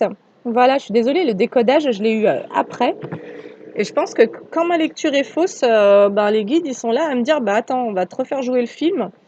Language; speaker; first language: French; native; French